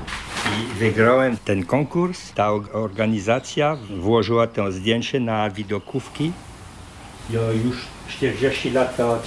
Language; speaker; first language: Polish; early bilingual, heritage; French